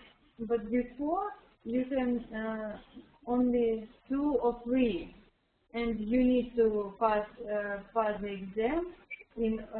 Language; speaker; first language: English; non-native, learner; Russian